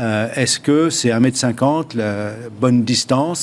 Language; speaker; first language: French; native; French